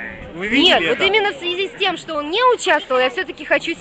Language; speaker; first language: Russian; native; Russian